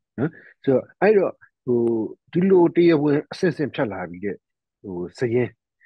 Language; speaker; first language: Burmese; native; Burmese